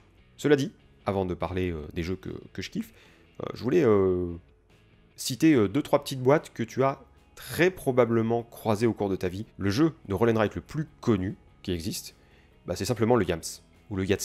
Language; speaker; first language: French; native; French